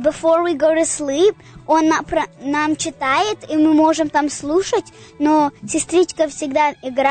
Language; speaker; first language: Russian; early bilingual, heritage; English